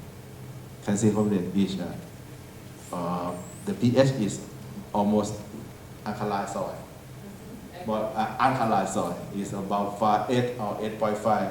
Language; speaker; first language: English; non-native, learner; Thai